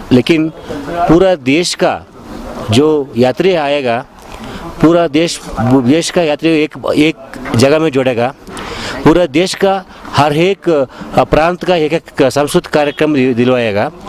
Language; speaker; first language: Hindi; non-native, local second language; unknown